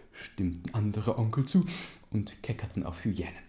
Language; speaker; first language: German; native; German